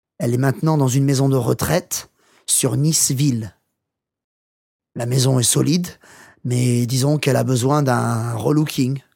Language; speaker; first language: French; non-native, learner; English